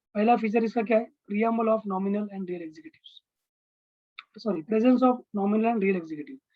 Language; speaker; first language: Hindi; non-native, local second language; Marathi